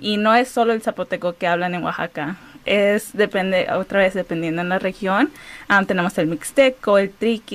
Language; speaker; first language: Spanish; early bilingual, heritage; Spanish